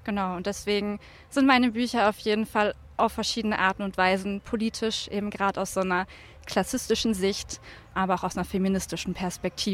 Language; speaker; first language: German; native; German